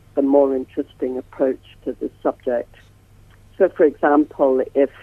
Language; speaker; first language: English; native; English